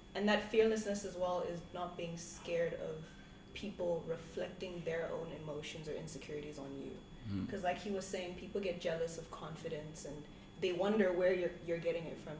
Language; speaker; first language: English; non-native, local second language; Tswana